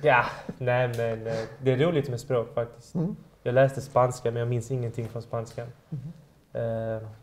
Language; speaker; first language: Swedish; early bilingual, other home language; Persian